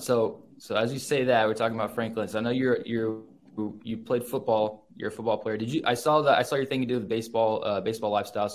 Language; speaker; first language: English; native; English